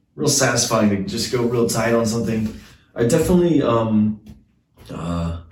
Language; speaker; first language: English; native; English